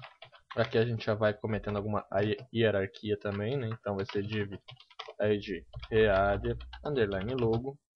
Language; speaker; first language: Portuguese; native; Portuguese